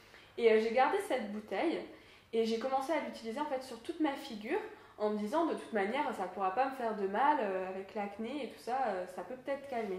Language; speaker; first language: French; native; French